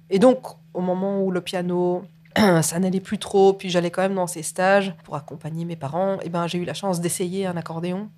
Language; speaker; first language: French; native; French